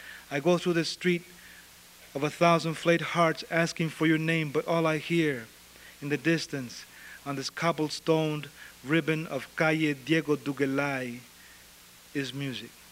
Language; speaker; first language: English; early bilingual, other home language; Spanish